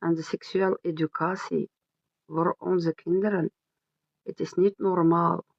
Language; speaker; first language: Dutch; non-native, learner; French